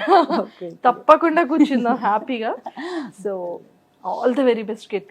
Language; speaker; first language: Telugu; native; Telugu